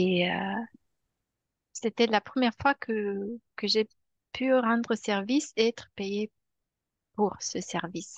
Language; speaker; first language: French; non-native, fluent; Romanian